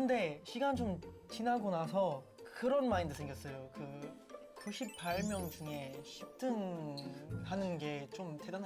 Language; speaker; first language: Korean; non-native, fluent; English